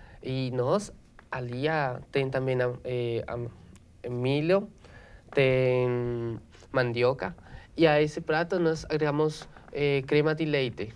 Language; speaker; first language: Portuguese; non-native, learner; Spanish